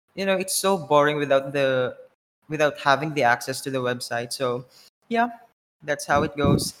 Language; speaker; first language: English; non-native, local second language; Filipino